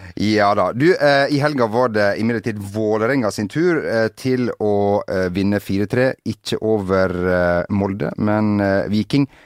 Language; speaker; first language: Norwegian; native; Norwegian